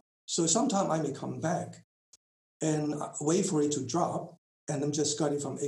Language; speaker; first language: English; non-native, local second language; Cantonese